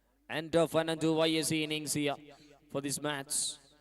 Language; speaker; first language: English; non-native, local second language; Malayalam